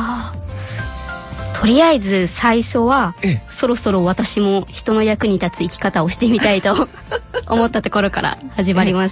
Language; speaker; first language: Japanese; native; Japanese